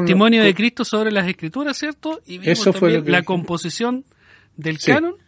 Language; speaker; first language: Spanish; native; Spanish